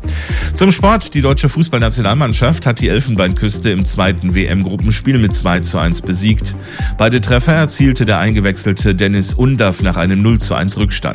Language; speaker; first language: German; native; German